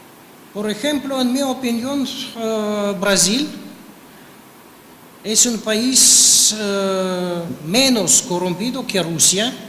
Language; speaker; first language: Spanish; non-native, fluent; Russian